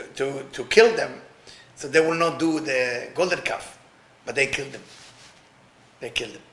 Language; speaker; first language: English; non-native, fluent; Hebrew